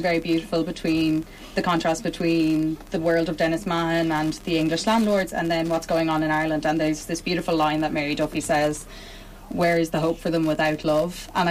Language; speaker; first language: English; native; English